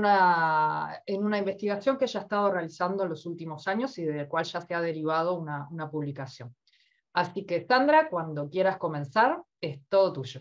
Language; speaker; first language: Spanish; native; Spanish